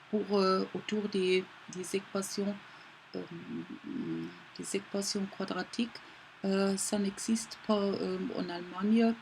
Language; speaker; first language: French; non-native, fluent; German